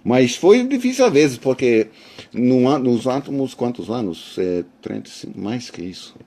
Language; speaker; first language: Portuguese; non-native, fluent; English